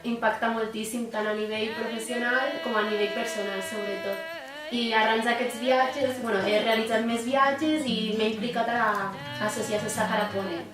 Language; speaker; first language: Catalan; native; Catalan